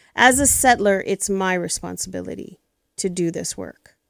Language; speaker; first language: English; early bilingual, other home language; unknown